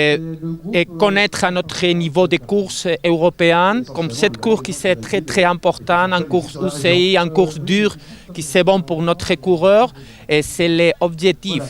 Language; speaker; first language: French; non-native, learner; Spanish